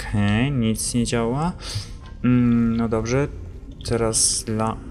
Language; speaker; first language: Polish; native; Polish